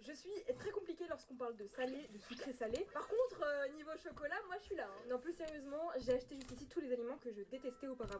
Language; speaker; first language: French; native; French